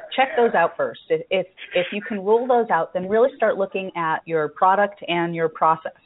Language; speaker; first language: English; native; English